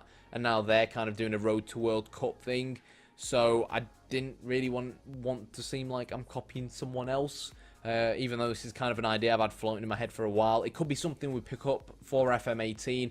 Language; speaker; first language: English; native; English